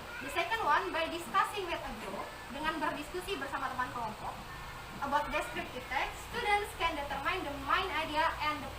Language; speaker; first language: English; non-native, fluent; Indonesian